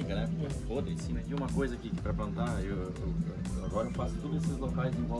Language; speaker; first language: Portuguese; native; Portuguese